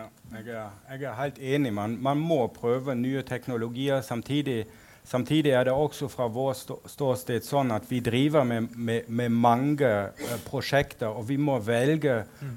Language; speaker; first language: Norwegian; non-native, fluent; German